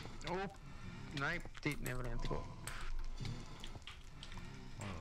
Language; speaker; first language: Swedish; native; Swedish